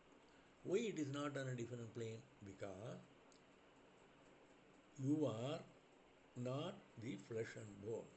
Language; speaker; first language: English; non-native, local second language; Tamil